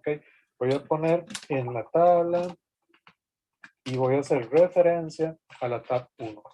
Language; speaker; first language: Spanish; native; Spanish